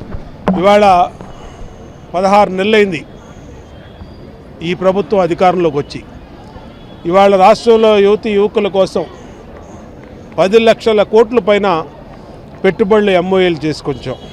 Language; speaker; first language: Telugu; native; Telugu